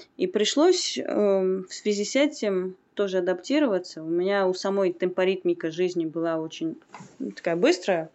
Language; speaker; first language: Russian; non-native, local second language; Armenian